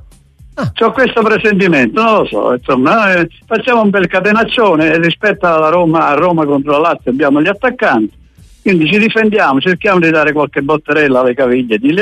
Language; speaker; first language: Italian; native; Italian